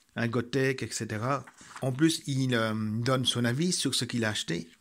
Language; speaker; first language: French; native; French